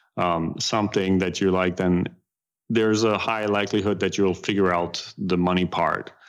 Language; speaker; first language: English; non-native, fluent; German